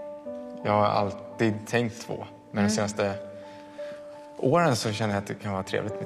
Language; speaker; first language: Swedish; native; Swedish